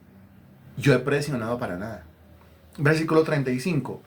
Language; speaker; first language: Spanish; native; Spanish